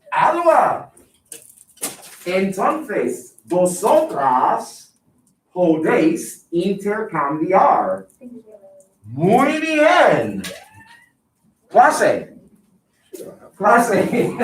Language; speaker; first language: Spanish; non-native, fluent; English